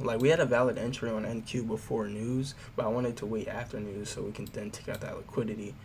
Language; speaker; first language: English; native; English